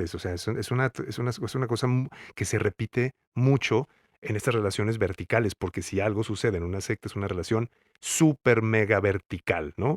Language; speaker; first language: Spanish; native; Spanish